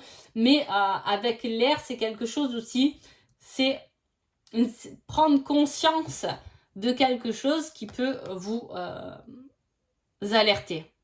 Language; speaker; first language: French; native; French